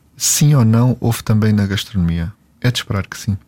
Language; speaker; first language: Portuguese; native; Portuguese